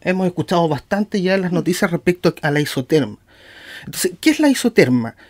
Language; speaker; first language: Spanish; native; Spanish